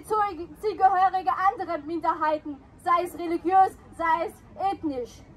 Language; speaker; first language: German; non-native, fluent; Persian